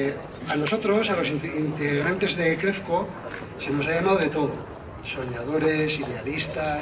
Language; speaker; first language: Spanish; native; Spanish